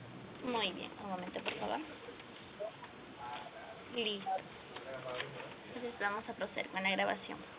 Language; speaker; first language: Spanish; native; Spanish